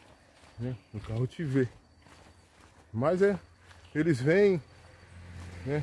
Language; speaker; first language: Portuguese; native; Portuguese